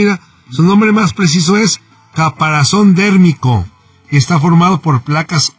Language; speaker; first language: Spanish; native; Spanish